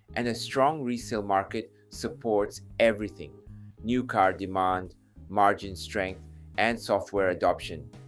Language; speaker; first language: English; non-native, fluent; Japanese